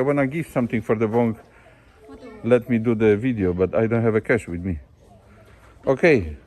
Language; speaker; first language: English; non-native, learner; Polish